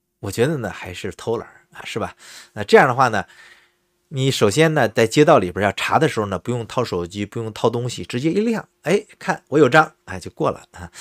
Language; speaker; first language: Chinese; native; Chinese